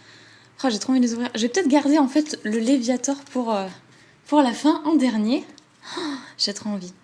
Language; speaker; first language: French; native; French